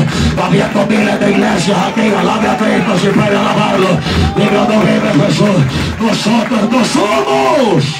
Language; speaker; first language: Spanish; native; Spanish